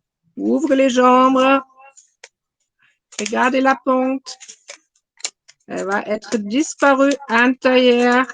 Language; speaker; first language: French; non-native, fluent; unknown